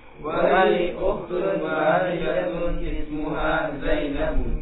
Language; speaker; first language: Arabic; non-native, learner; Indonesian